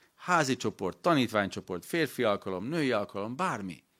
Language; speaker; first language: Hungarian; native; Hungarian